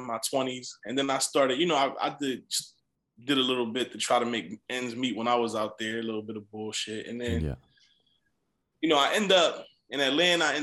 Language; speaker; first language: English; native; English